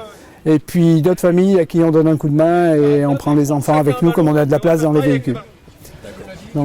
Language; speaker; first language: French; native; French